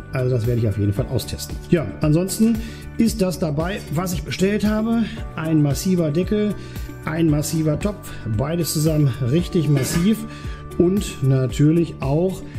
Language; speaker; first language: German; native; German